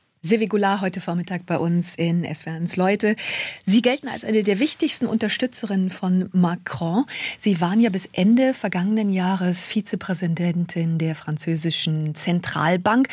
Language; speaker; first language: German; native; German